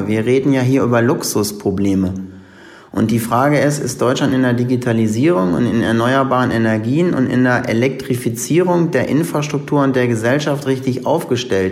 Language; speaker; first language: German; native; German